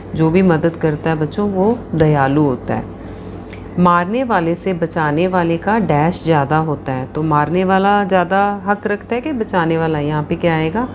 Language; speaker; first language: Hindi; non-native, local second language; Punjabi